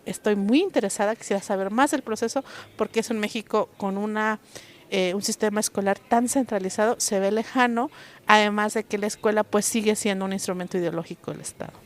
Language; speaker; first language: Spanish; non-native, local second language; Mixtepec Mixtec